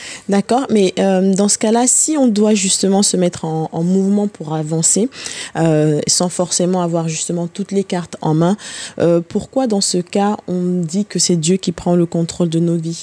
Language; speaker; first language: French; native; French